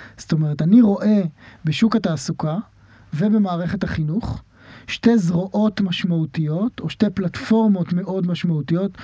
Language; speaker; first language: Hebrew; native; Hebrew